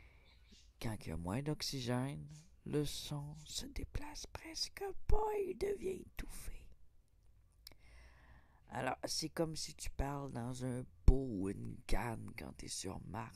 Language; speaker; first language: French; native; French